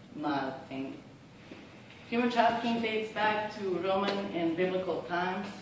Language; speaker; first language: English; non-native, fluent; Serbian